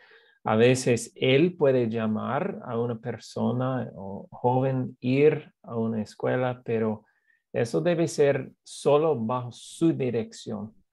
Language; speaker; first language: Spanish; non-native, fluent; English